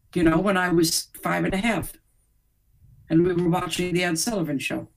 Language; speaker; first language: English; native; English